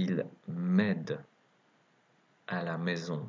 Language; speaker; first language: French; native; French